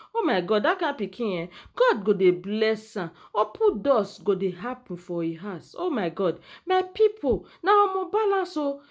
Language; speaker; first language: Nigerian Pidgin; native; Nigerian Pidgin